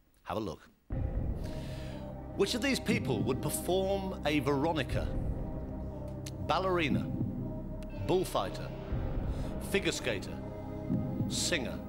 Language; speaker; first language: English; native; English